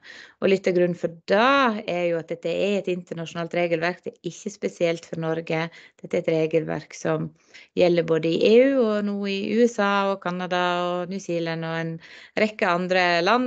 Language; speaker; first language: Norwegian; native; Norwegian